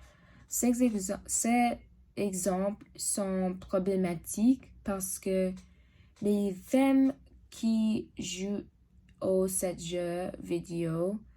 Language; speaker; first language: French; non-native, learner; English